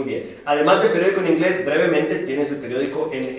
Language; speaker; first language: Spanish; native; Spanish